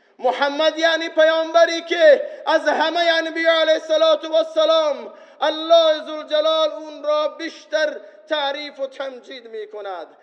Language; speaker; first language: Persian; non-native, local second language; Baluchi